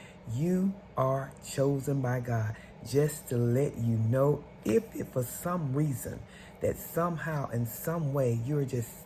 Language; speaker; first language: English; native; English